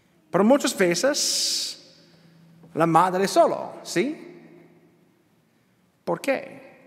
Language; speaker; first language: Spanish; non-native, learner; English